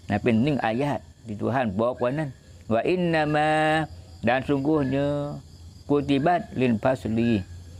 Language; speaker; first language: Malay; native; Malay